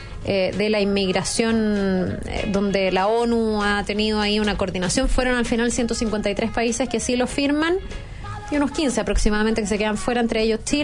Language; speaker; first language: Spanish; native; Spanish